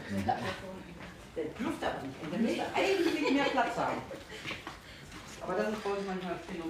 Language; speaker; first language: German; non-native, learner; Indonesian